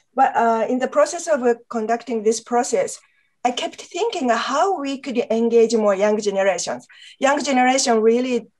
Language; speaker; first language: English; non-native, fluent; Japanese